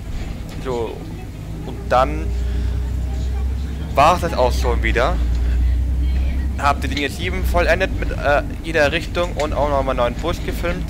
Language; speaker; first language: German; native; German